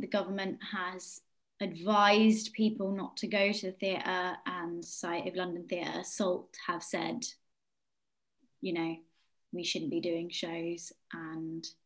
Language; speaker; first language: English; native; English